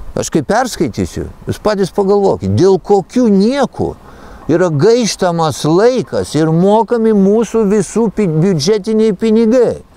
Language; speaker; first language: Lithuanian; native; Lithuanian